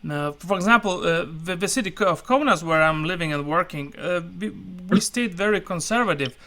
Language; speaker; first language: English; non-native, fluent; Lithuanian